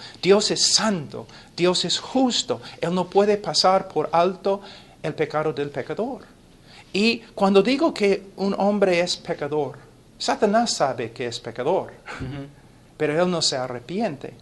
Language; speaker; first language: Spanish; non-native, fluent; English